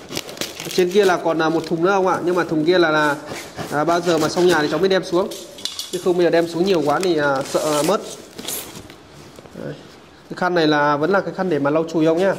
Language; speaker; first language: Vietnamese; native; Vietnamese